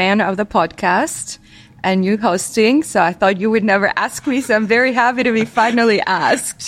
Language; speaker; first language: English; non-native, fluent; Albanian